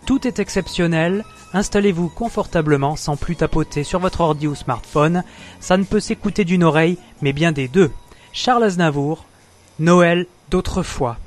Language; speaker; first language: French; native; French